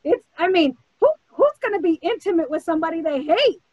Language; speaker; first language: English; early bilingual, other home language; Spanish